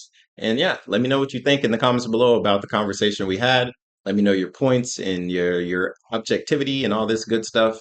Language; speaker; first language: English; native; English